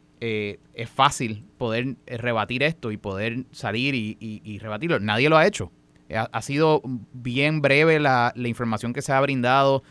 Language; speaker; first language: Spanish; native; Spanish